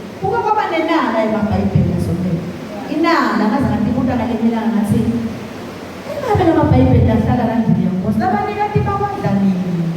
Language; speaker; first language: Zulu; non-native, local second language; Swati